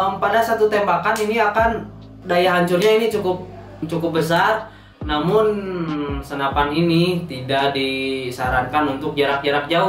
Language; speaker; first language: Indonesian; native; Indonesian